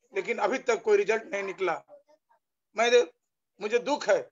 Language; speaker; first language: Hindi; non-native, local second language; Bangla